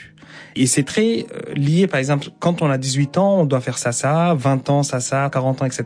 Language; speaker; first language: French; non-native, fluent; Arabic